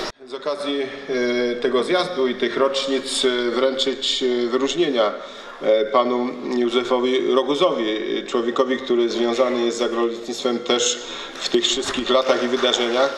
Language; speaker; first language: Polish; native; Polish